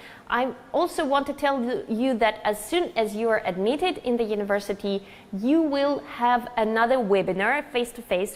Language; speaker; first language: English; non-native, fluent; Russian